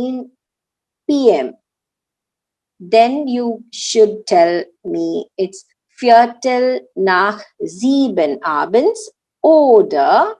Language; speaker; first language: German; non-native, learner; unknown